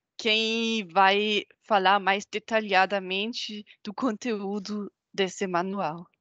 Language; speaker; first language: Portuguese; non-native, fluent; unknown